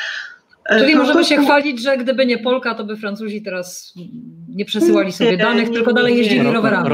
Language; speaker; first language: Polish; native; Polish